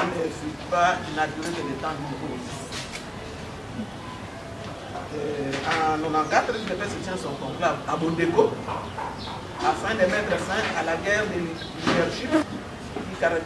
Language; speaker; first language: French; non-native, local second language; Lingala